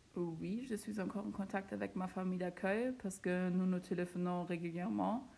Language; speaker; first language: French; non-native, learner; German